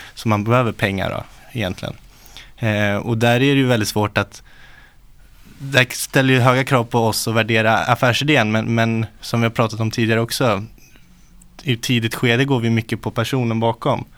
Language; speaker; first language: Swedish; native; Swedish